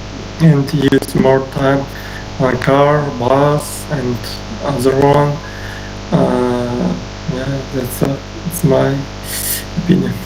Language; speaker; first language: English; non-native, learner; Uzbek